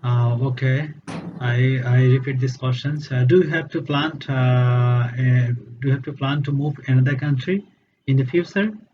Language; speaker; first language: English; non-native, learner; Bangla